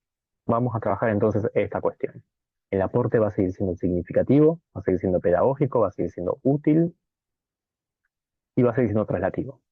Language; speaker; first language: Spanish; native; Spanish